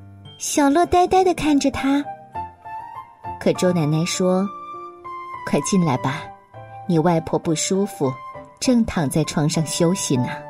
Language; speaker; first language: Chinese; native; Chinese